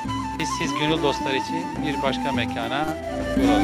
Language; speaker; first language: Turkish; native; Turkish